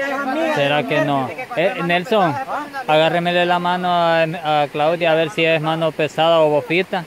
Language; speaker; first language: Spanish; native; Spanish